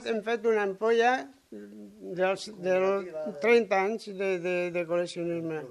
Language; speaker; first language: Catalan; non-native, local second language; Spanish